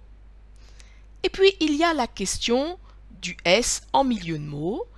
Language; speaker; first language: French; native; French